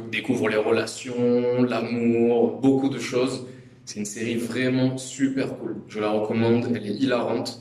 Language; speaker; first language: French; native; French